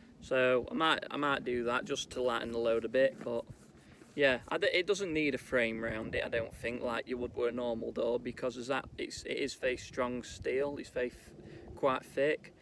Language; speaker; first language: English; native; English